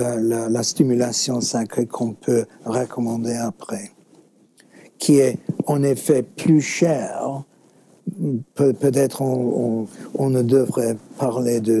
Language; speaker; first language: French; non-native, fluent; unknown